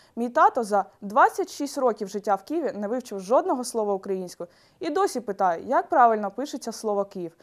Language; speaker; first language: Ukrainian; non-native, local second language; Russian